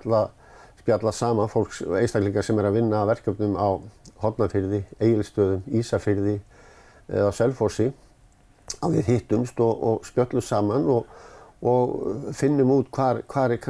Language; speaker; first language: Icelandic; native; Icelandic